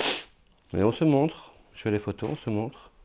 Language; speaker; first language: French; native; French